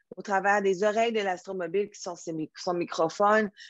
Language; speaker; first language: French; native; French